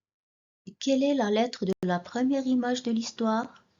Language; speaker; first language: French; non-native, local second language; Arabic